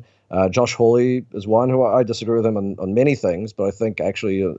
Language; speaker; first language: English; native; English